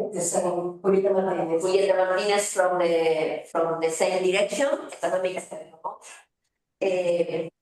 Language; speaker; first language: English; non-native, fluent; Spanish